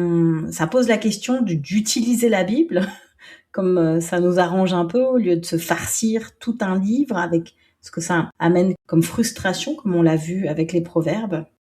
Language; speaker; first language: French; native; French